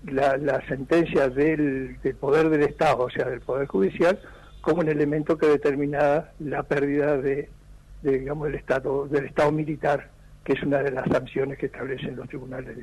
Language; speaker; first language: Spanish; native; Spanish